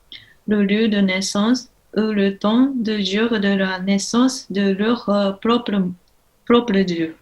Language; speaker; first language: French; non-native, learner; Japanese